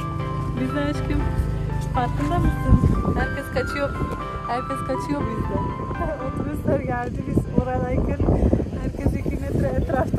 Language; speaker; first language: Turkish; non-native, fluent; Slovenian